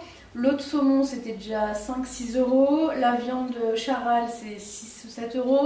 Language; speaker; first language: French; native; French